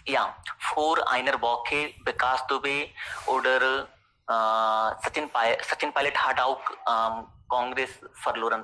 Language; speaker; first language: German; non-native, learner; Hindi